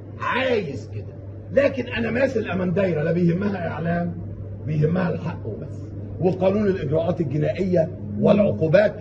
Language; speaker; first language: Arabic; native; Arabic